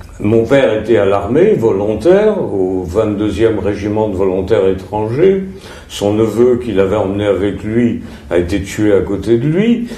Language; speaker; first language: French; early bilingual, other home language; Russian